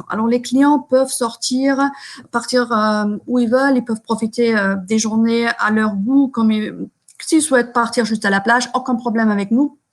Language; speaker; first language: French; non-native, fluent; German